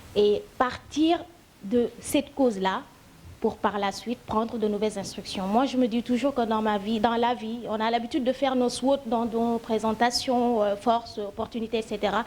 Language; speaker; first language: French; non-native, local second language; Wolof